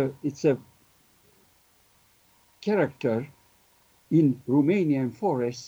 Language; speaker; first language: English; non-native, fluent; Romanian